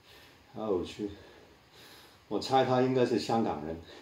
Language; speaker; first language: Chinese; non-native, local second language; Cantonese